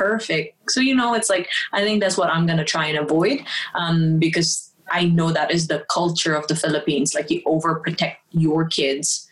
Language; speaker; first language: English; non-native, local second language; Filipino